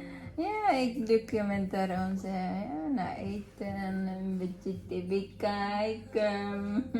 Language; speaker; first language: Dutch; non-native, learner; Filipino